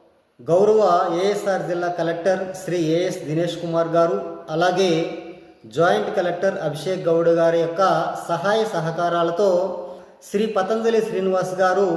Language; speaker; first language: Telugu; native; Telugu